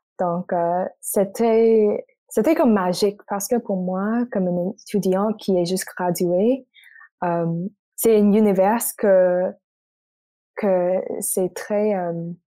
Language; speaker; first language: French; non-native, local second language; English